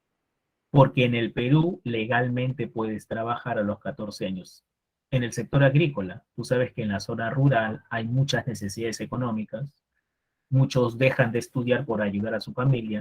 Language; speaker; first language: Spanish; native; Spanish